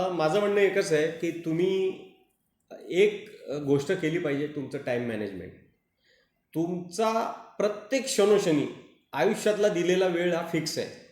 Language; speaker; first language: Marathi; native; Marathi